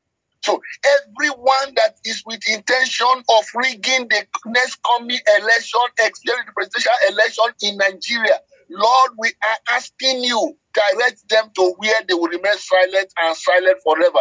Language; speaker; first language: English; non-native, local second language; Yoruba